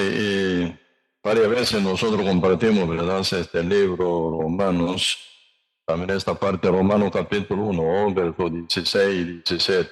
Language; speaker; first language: Spanish; non-native, learner; Korean